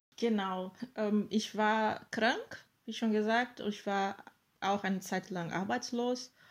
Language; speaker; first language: German; non-native, fluent; Portuguese